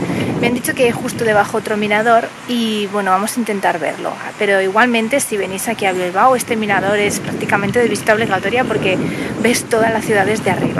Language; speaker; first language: Spanish; native; Spanish